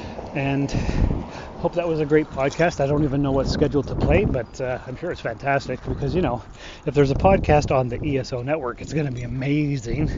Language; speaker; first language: English; native; English